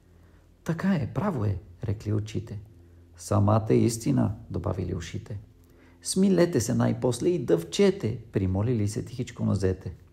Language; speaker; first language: Bulgarian; native; Bulgarian